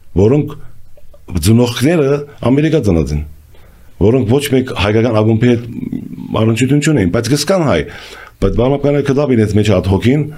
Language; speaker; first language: Armenian; early bilingual, heritage; Armenian